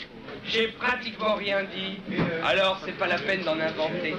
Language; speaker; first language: French; early bilingual, other home language; German